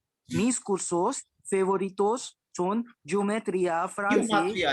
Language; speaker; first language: Spanish; non-native, learner; Hindi